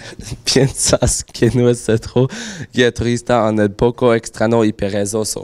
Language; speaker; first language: Spanish; non-native, learner; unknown